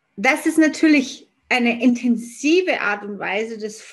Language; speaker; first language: German; native; German